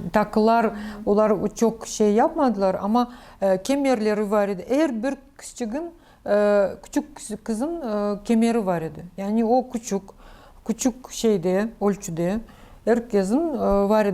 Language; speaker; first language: Turkish; non-native, learner; Crimean Tatar